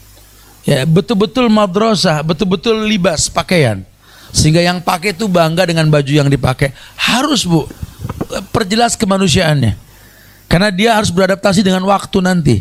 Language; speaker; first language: Indonesian; native; Indonesian